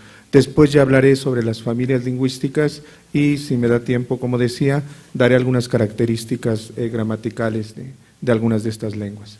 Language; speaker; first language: Spanish; native; Spanish